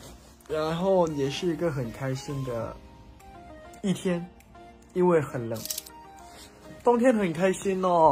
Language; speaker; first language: Chinese; non-native, learner; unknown